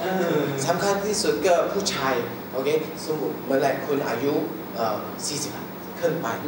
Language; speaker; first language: Thai; non-native, learner; Chinese